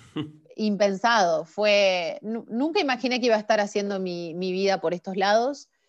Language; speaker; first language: Spanish; native; Spanish